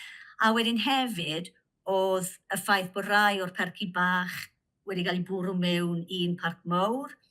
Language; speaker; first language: Welsh; native; Welsh